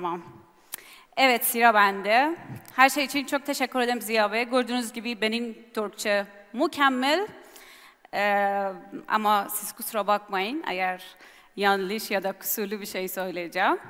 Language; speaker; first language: Turkish; non-native, learner; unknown